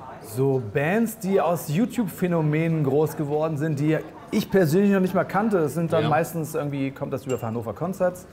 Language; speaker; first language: German; native; German